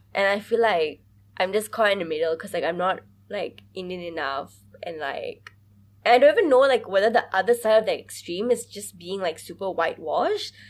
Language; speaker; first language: English; early bilingual, other home language; Hindi